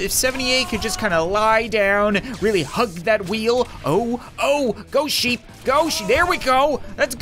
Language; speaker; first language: English; native; English